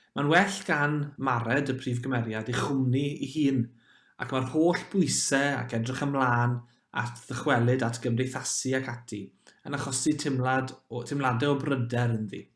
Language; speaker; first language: Welsh; native; Welsh